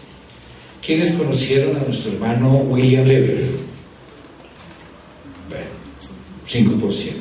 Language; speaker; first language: Spanish; native; Spanish